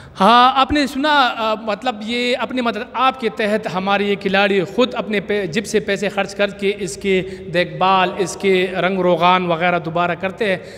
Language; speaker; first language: Urdu; non-native, local second language; Pashto